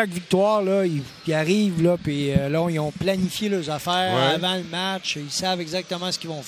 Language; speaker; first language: French; native; French